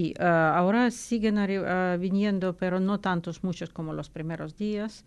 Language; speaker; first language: Spanish; non-native, learner; Ukrainian